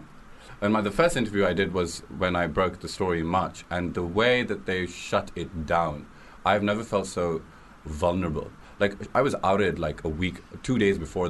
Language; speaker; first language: English; non-native, local second language; Urdu